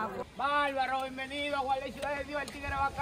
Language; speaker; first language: Spanish; native; Spanish